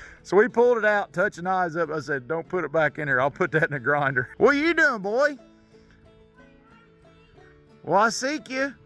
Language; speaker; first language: English; native; English